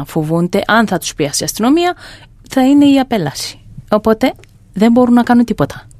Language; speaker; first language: Greek; non-native, fluent; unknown